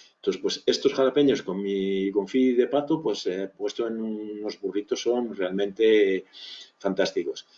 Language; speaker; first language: Spanish; early bilingual, other home language; French